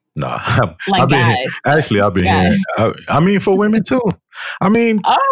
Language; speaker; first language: English; native; English